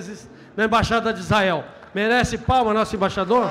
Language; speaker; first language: Portuguese; native; Portuguese